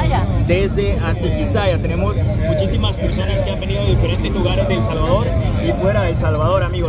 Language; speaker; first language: Spanish; native; Spanish